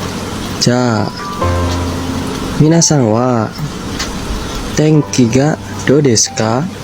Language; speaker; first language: Japanese; non-native, learner; Indonesian